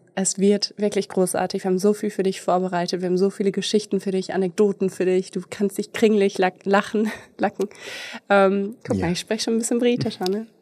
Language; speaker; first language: German; native; German